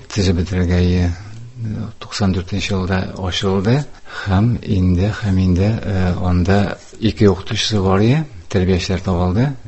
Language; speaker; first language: Tatar; non-native, local second language; Udmurt